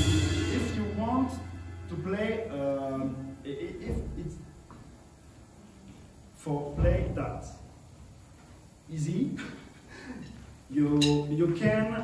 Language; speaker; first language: English; non-native, learner; French